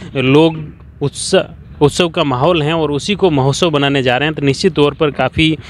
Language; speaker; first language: Hindi; native; Hindi